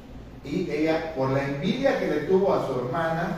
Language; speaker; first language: Spanish; native; Spanish